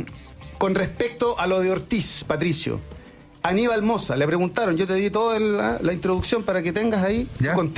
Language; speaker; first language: Spanish; native; Spanish